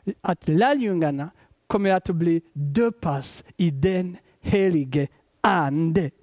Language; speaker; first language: Swedish; non-native, fluent; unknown